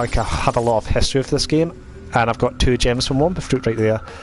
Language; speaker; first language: English; native; English